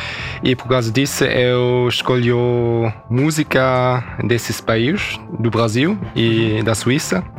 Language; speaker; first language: Portuguese; early bilingual, heritage; German